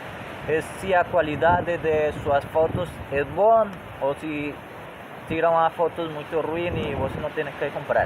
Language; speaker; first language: Portuguese; non-native, learner; Spanish